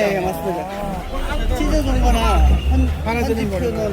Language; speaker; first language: Korean; non-native, learner; Bangla